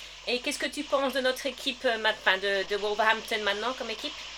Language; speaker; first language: French; early bilingual, heritage; French